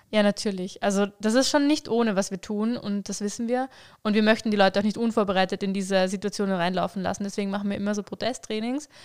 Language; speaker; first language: German; native; German